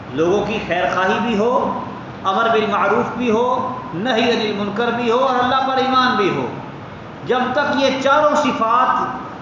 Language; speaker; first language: Urdu; non-native, local second language; Punjabi